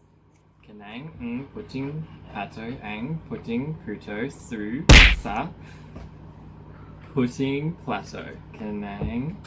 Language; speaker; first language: Filipino; non-native, learner; English